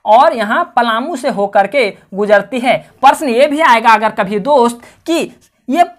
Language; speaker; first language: Hindi; native; Hindi